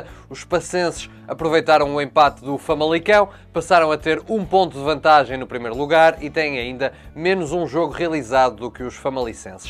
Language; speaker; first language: Portuguese; native; Portuguese